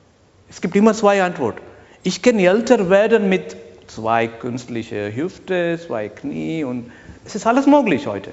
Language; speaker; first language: German; non-native, learner; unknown